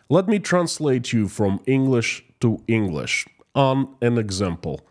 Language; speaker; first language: English; non-native, fluent; Russian